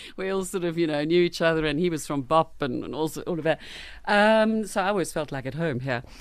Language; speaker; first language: English; native; English